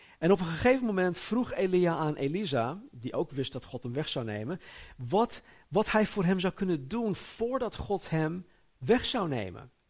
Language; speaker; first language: Dutch; native; Dutch